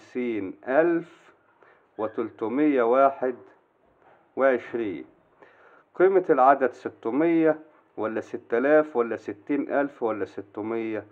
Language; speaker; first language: Arabic; native; Arabic